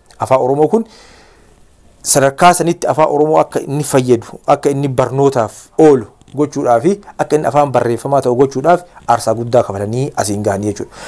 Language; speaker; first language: Oromo; native; Oromo